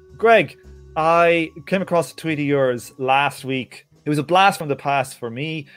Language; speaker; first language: English; native; English